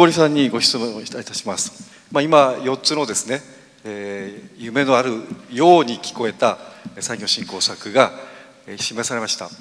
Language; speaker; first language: Japanese; native; Japanese